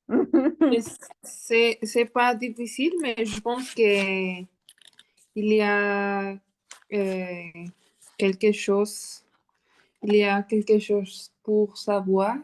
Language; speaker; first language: French; non-native, learner; Spanish